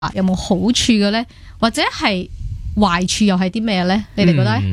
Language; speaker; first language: Cantonese; native; Cantonese